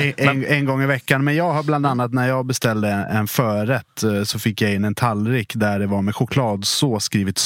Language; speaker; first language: Swedish; native; Swedish